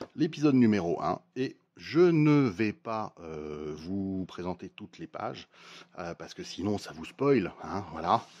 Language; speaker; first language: French; native; French